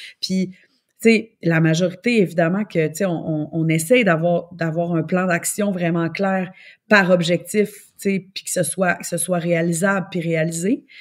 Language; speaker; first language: French; native; French